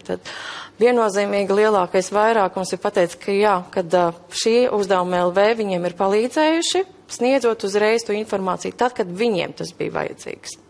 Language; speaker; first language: Latvian; native; Latvian